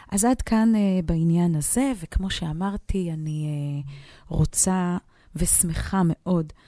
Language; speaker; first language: Hebrew; native; Hebrew